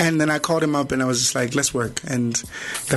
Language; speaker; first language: English; non-native, local second language; Zulu